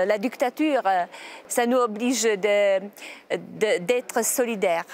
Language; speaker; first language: French; non-native, learner; Czech